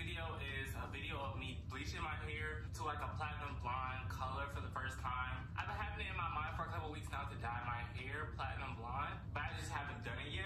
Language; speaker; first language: English; native; English